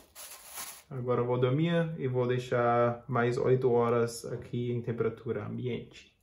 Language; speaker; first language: Portuguese; non-native, fluent; German